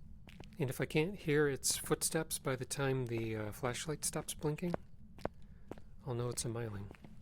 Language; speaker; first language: English; native; English